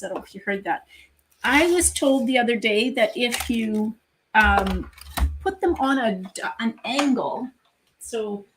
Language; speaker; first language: English; native; English